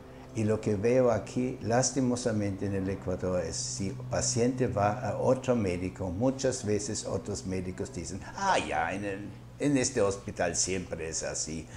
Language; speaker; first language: Spanish; non-native, fluent; German